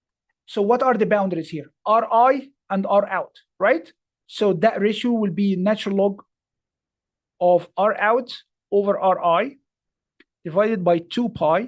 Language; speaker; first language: English; non-native, fluent; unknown